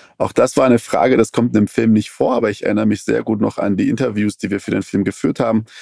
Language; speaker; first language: German; early bilingual, other home language; Persian